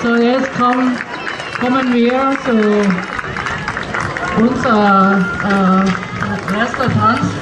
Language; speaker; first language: German; non-native, fluent; Thai